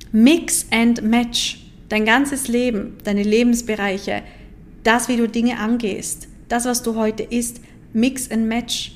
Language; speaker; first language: German; native; German